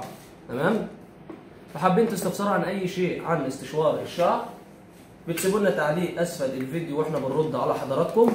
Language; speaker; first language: Arabic; native; Arabic